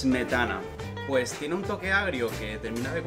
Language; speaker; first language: Spanish; native; Spanish